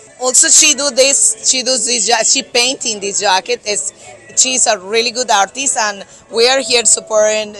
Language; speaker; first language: English; non-native, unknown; Spanish